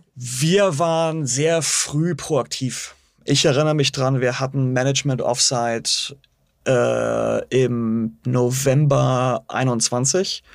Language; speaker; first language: German; native; German